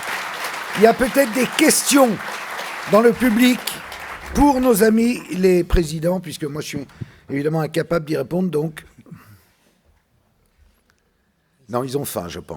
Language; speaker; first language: French; native; French